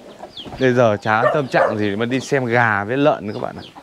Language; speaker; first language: Vietnamese; native; Vietnamese